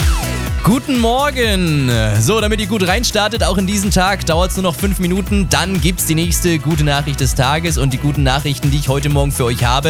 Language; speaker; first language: German; native; German